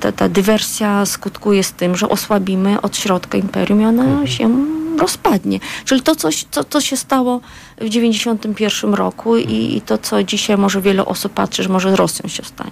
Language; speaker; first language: Polish; non-native, fluent; Azerbaijani